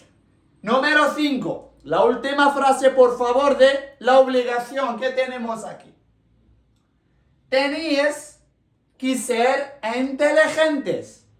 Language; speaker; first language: Spanish; non-native, local second language; Arabic